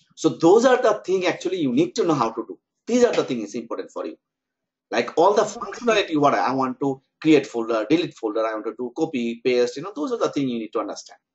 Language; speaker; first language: English; non-native, local second language; Bangla